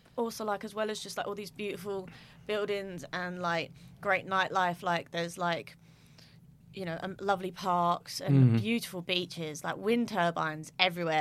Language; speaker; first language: English; native; English